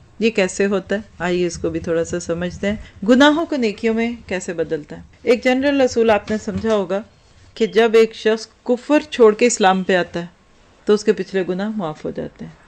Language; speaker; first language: Urdu; native; Urdu